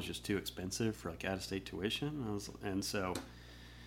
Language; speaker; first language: English; native; English